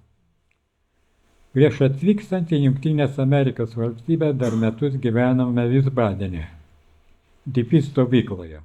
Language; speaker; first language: Lithuanian; native; Lithuanian